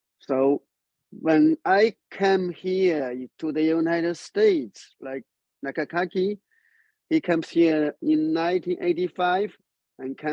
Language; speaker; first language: English; non-native, learner; Chinese